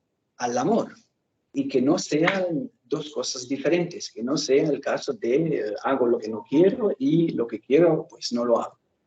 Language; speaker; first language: Spanish; non-native, fluent; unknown